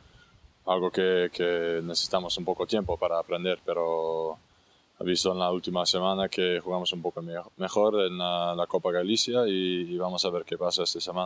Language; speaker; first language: Spanish; non-native, fluent; English